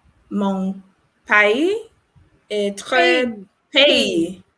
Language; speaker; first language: French; non-native, learner; English